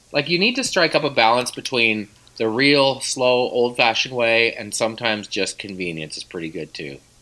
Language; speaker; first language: English; native; English